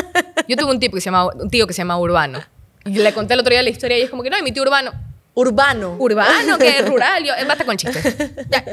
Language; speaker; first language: Spanish; native; Spanish